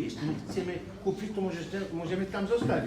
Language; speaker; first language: Polish; non-native, learner; Arabic